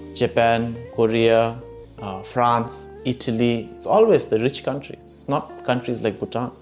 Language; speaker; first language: English; non-native, fluent; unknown